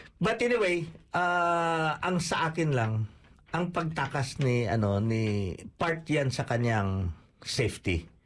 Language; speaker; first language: Filipino; non-native, local second language; Cebuano